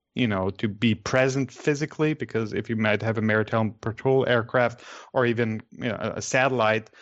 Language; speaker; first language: English; non-native, fluent; German